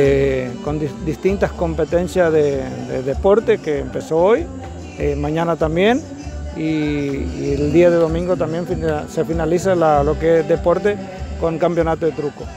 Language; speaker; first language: Spanish; native; Spanish